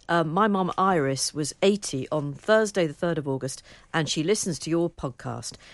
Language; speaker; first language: English; native; English